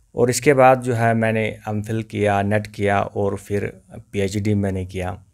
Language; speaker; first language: Urdu; non-native, local second language; Kashmiri